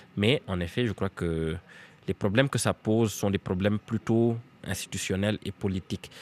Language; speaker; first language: French; non-native, local second language; Serer